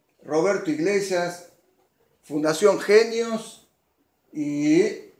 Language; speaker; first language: Spanish; native; Spanish